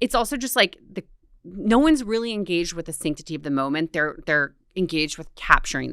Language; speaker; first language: English; native; English